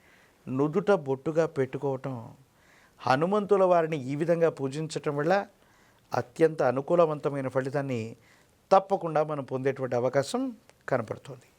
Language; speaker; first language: Telugu; native; Telugu